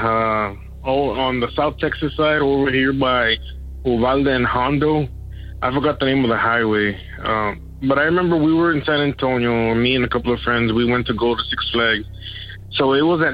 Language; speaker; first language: English; native; English